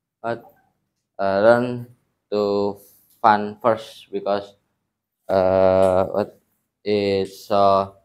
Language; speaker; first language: English; non-native, learner; Indonesian